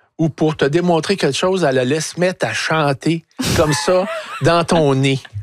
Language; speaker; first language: French; native; French